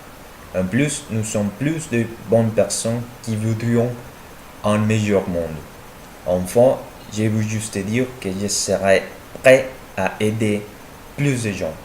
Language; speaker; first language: French; non-native, learner; Spanish